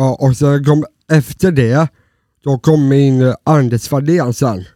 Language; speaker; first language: Swedish; non-native, learner; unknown